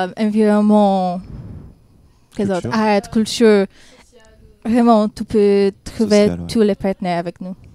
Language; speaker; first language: French; non-native, learner; Polish